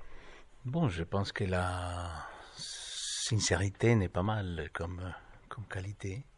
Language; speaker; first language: French; non-native, fluent; Spanish